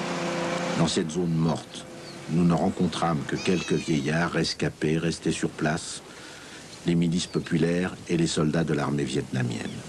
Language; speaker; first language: French; native; French